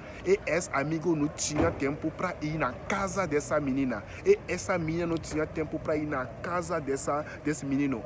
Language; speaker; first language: Portuguese; non-native, fluent; French